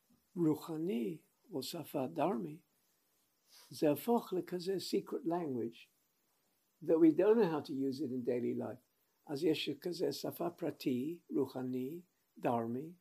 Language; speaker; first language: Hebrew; non-native, fluent; English